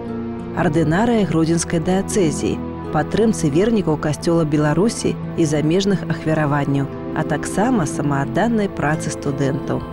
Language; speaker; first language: Belarusian; native; Belarusian